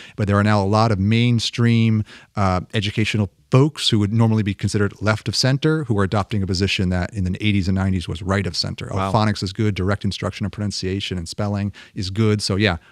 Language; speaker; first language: English; native; English